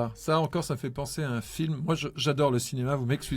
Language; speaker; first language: French; native; French